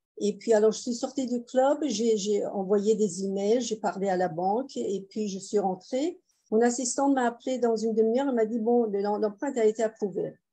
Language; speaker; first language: French; non-native, fluent; Persian